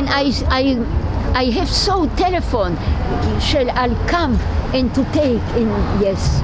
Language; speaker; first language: English; non-native, learner; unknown